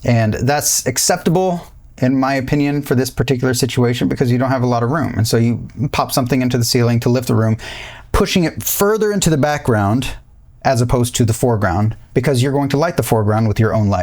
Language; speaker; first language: English; native; English